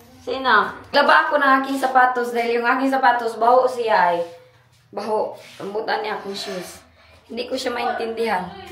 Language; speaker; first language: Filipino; non-native, local second language; Cebuano